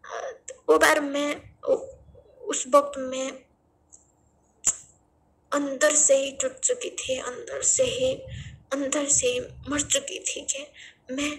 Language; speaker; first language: Hindi; non-native, learner; Nepali